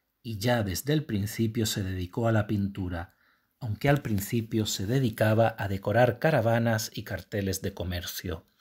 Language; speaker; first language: Spanish; native; Spanish